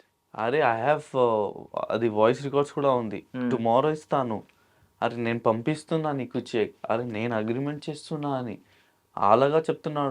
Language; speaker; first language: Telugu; non-native, local second language; Hindi